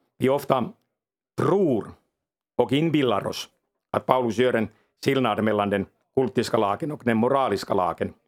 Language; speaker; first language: Swedish; non-native, local second language; Finnish